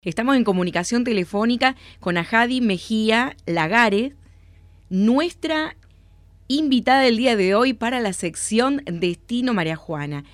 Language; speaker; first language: Spanish; native; Spanish